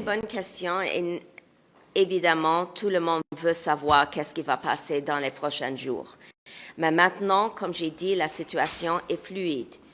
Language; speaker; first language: French; non-native, local second language; English